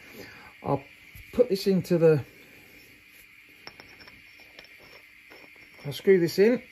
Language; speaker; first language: English; native; English